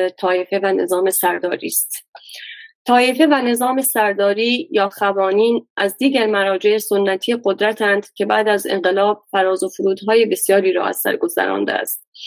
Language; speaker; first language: Persian; non-native, local second language; Baluchi